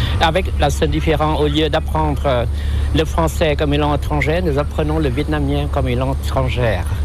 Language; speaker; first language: French; non-native, local second language; Vietnamese